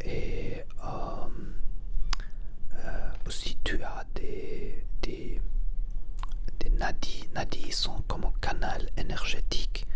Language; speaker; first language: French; non-native, learner; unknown